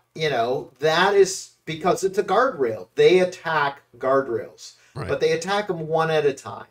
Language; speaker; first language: English; native; English